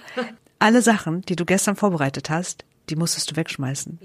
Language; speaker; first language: German; native; German